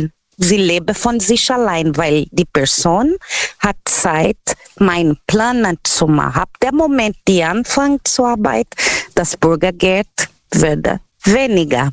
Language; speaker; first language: German; non-native, learner; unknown